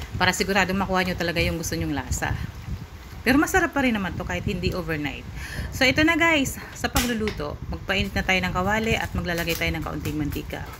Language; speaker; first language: Filipino; non-native, local second language; Bikol